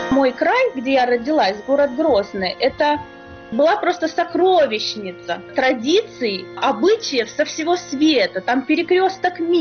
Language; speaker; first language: Russian; native; Russian